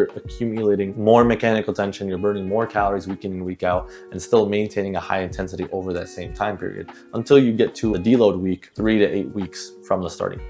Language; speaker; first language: English; native; English